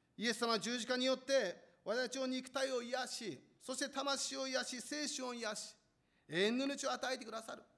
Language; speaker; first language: Japanese; non-native, fluent; Korean